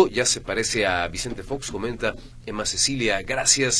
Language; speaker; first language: Spanish; native; Spanish